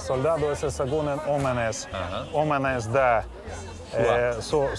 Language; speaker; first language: Basque; non-native, learner; Russian